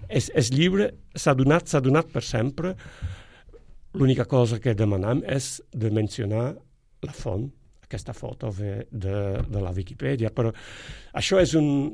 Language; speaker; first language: Catalan; non-native, fluent; Dutch